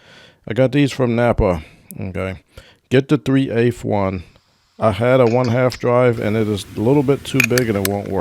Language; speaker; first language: English; native; English